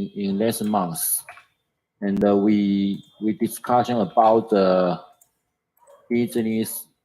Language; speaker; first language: English; non-native, learner; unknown